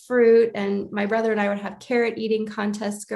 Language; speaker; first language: English; native; English